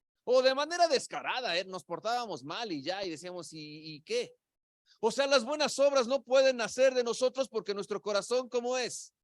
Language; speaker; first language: Spanish; native; Spanish